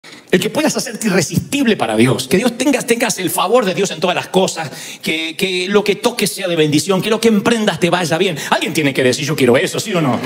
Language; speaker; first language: Spanish; native; Spanish